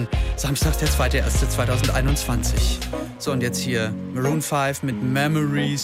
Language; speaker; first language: German; native; German